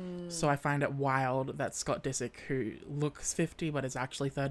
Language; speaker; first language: English; native; English